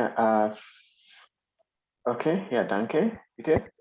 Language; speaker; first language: German; non-native, fluent; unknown